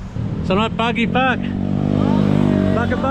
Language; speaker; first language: Indonesian; non-native, learner; English